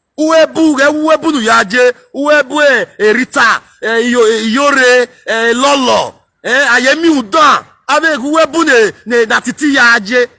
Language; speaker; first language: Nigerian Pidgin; non-native, local second language; Bini